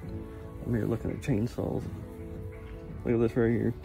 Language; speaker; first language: English; native; English